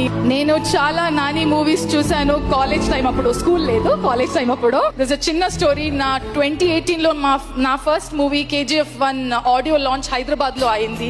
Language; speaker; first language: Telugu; non-native, learner; Kannada